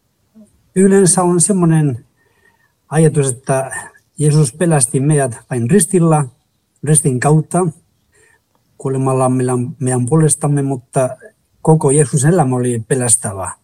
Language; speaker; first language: Finnish; non-native, fluent; Spanish